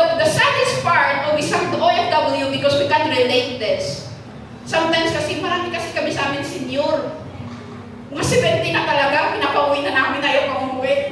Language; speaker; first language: Filipino; non-native, local second language; Hiligaynon